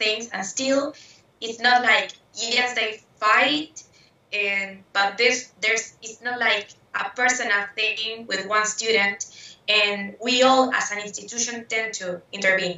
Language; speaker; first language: English; non-native, fluent; Spanish